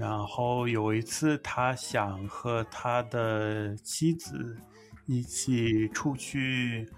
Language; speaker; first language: Chinese; non-native, learner; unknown